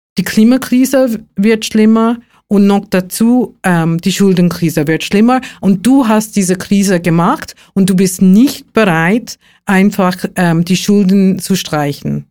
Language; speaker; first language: German; non-native, fluent; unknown